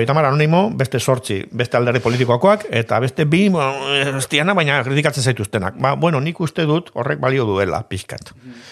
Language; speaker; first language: Basque; native; Basque